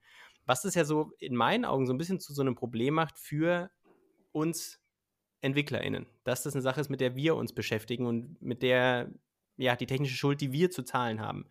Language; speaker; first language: German; native; German